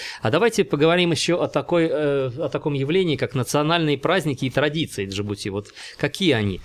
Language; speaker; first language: Russian; native; Russian